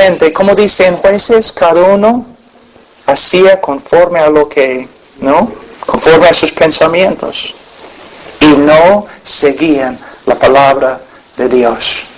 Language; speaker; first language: Spanish; non-native, fluent; English